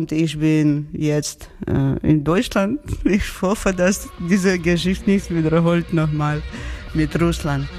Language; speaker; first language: German; non-native, learner; Georgian